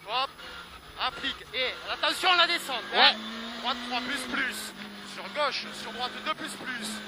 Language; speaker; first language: French; native; French